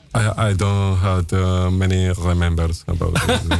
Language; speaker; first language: English; non-native, learner; Spanish